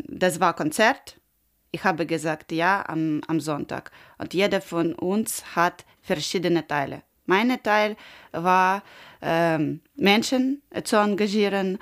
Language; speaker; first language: German; non-native, learner; Ukrainian